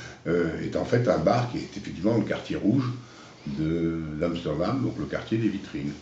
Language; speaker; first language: French; native; French